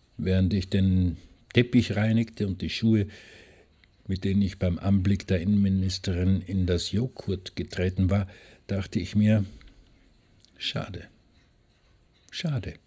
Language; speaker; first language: German; native; German